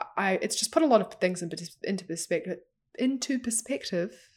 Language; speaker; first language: English; native; English